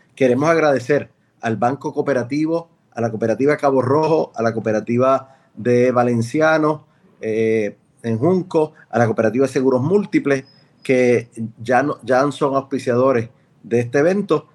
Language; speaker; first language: Spanish; native; Spanish